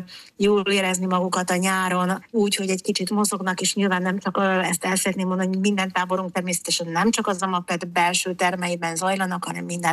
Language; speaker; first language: Hungarian; native; Hungarian